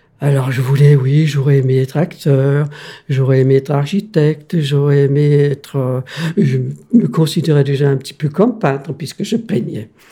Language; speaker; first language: French; non-native, fluent; Danish